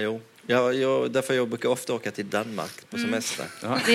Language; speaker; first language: Swedish; non-native, fluent; French